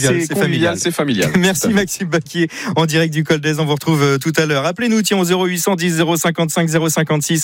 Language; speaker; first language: French; native; French